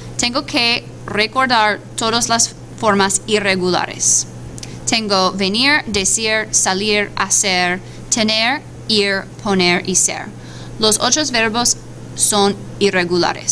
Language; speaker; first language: Spanish; non-native, fluent; English